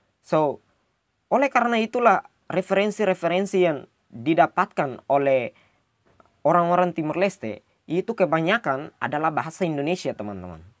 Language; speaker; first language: Indonesian; non-native, local second language; Tetum